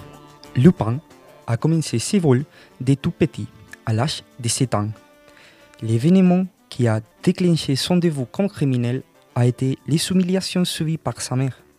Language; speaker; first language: French; non-native, learner; Spanish